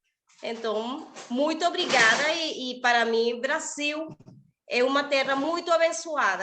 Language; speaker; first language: Portuguese; non-native, learner; Spanish